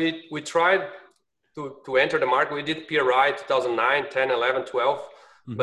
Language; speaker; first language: English; non-native, fluent; Portuguese